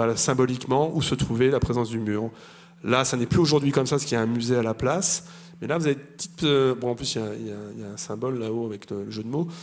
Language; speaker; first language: French; native; French